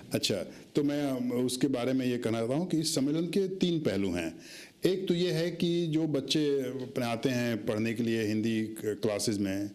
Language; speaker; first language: Hindi; native; Hindi